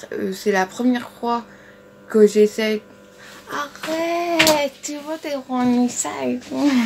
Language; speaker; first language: French; non-native, local second language; Morisyen